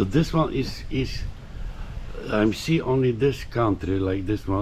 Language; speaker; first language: English; non-native, learner; Polish